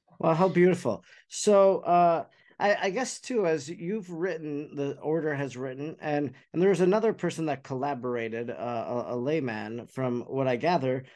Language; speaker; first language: English; native; English